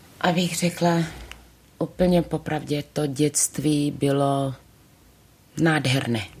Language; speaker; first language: Czech; early bilingual, other home language; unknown